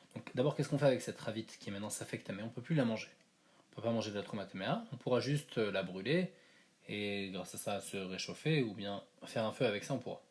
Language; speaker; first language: French; native; French